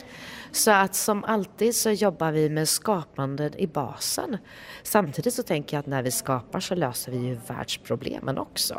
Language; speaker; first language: Swedish; native; Swedish